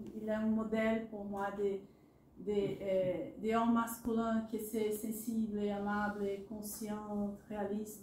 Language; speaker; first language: French; non-native, learner; Portuguese